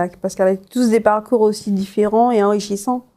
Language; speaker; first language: French; native; French